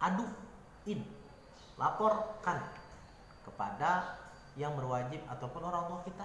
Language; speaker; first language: Indonesian; native; Indonesian